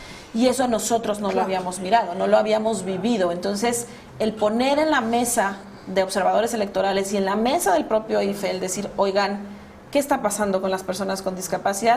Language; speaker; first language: Spanish; native; Spanish